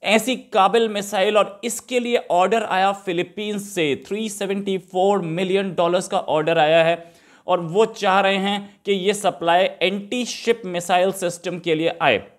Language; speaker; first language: Hindi; native; Hindi